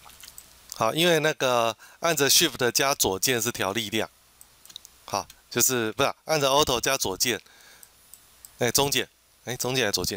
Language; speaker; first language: Chinese; native; Chinese